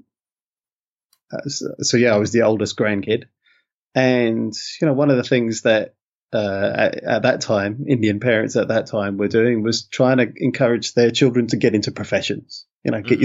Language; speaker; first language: English; native; English